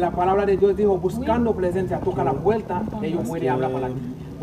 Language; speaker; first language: Spanish; non-native, learner; Haitian Creole